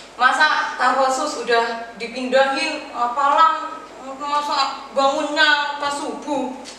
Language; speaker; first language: Indonesian; native; Indonesian